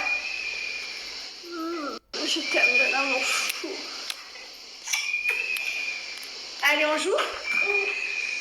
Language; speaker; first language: French; native; French